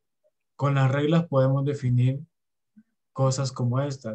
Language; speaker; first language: Spanish; native; Spanish